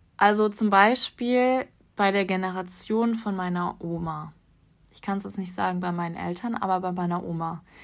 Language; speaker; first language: German; native; German